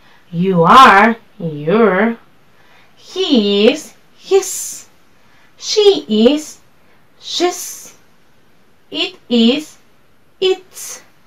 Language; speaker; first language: English; non-native, fluent; Spanish